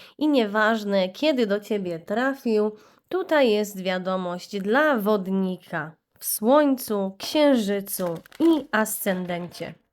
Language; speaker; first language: Polish; native; Polish